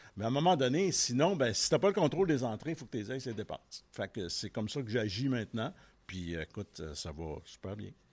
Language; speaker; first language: French; native; French